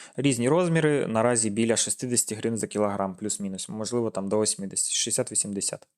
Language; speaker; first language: Ukrainian; non-native, local second language; Russian